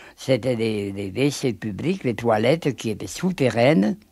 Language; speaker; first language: French; native; French